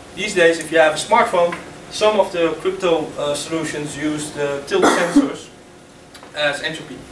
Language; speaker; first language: English; non-native, fluent; Dutch